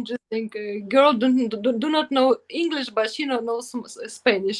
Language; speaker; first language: English; non-native, learner; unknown